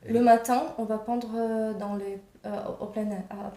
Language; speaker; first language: French; non-native, fluent; Ukrainian